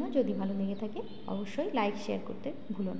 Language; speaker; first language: Bangla; native; Bangla